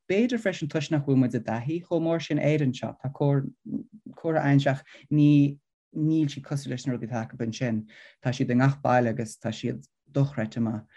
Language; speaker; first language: Irish; non-native, local second language; English